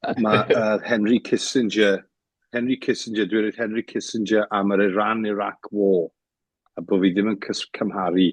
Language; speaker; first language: Welsh; native; Welsh